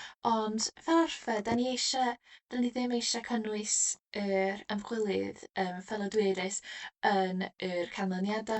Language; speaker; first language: Welsh; non-native, local second language; English